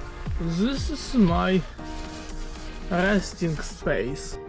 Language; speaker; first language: English; non-native, learner; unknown